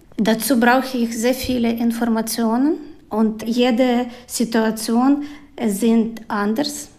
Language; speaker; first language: German; non-native, learner; Ukrainian